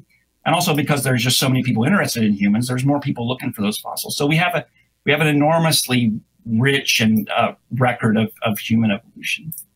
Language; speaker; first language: English; native; English